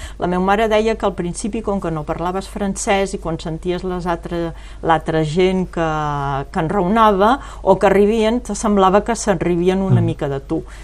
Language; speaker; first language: Catalan; non-native, local second language; French